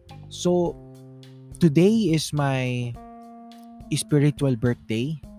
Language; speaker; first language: English; non-native, local second language; Filipino